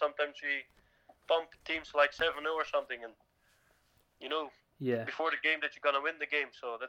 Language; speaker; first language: English; non-native, fluent; Dutch